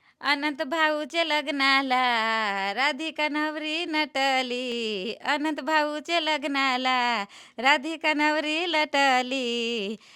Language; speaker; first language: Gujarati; non-native, local second language; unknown